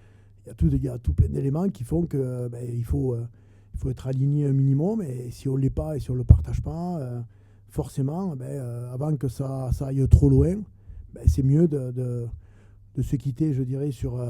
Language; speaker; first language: French; native; French